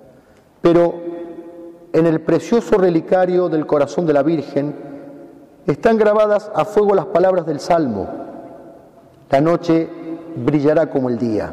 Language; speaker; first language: Spanish; native; Spanish